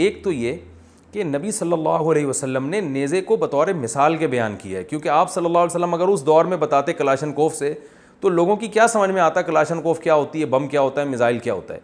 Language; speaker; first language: Urdu; native; Urdu